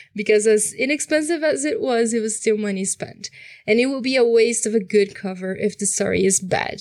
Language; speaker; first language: English; non-native, fluent; Portuguese